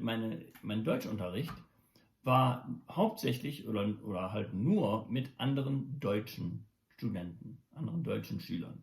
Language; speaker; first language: German; non-native, local second language; English